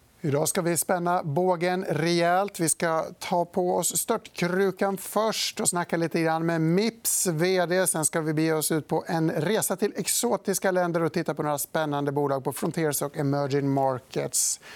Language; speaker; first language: Swedish; native; Swedish